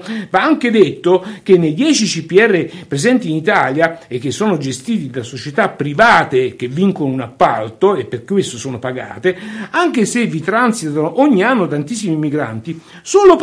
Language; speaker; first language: Italian; native; Italian